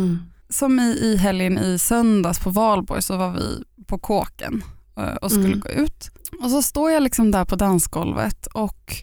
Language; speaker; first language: Swedish; native; Swedish